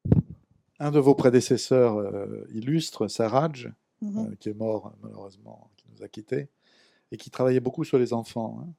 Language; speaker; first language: French; native; French